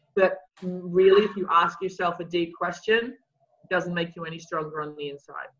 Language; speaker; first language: English; native; English